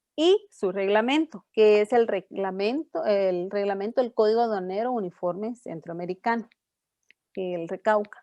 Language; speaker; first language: Spanish; native; Spanish